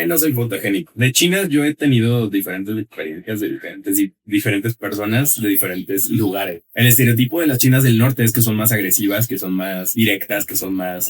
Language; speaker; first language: Spanish; native; Spanish